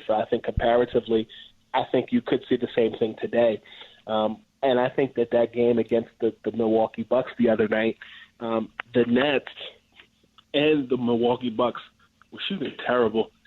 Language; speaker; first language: English; native; English